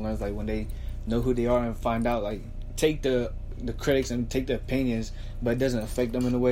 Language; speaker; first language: English; native; English